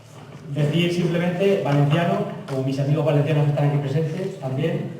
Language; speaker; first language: Spanish; native; Spanish